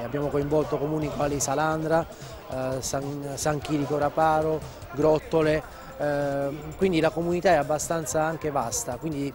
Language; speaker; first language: Italian; native; Italian